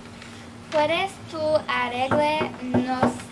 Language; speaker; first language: Spanish; non-native, learner; English